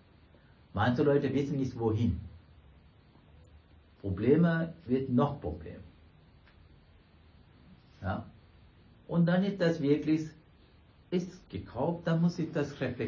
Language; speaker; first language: German; non-native, fluent; Sinhala